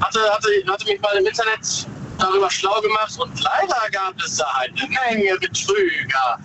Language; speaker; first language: German; native; German